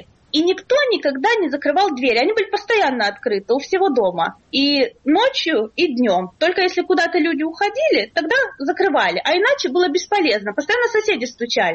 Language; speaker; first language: Russian; native; Russian